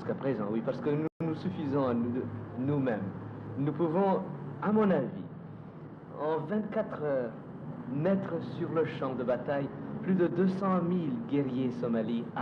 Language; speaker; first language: French; non-native, fluent; Somali